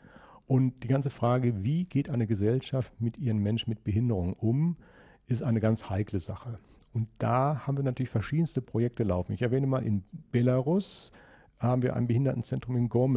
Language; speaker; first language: German; native; German